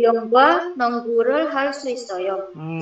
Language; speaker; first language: Korean; non-native, learner; Indonesian